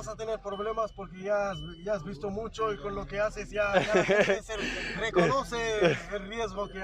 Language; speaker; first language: Spanish; non-native, fluent; Arabic